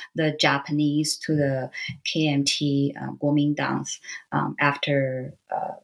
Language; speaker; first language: English; non-native, fluent; Chinese